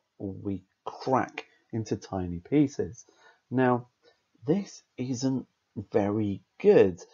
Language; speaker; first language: English; native; English